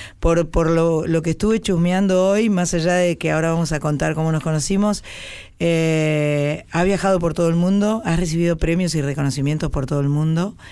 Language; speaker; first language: Spanish; native; Spanish